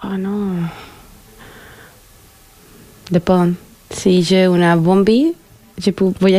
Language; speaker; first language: French; non-native, learner; Spanish